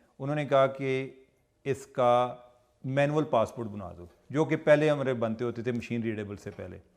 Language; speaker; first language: Urdu; non-native, local second language; Punjabi